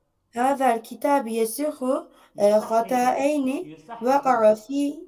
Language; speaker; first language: Arabic; non-native, learner; Turkish